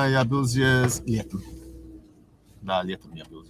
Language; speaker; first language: Russian; non-native, learner; English